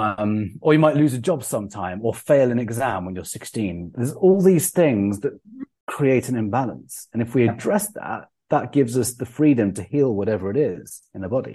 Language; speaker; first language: English; native; English